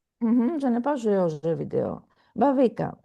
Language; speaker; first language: French; non-native, fluent; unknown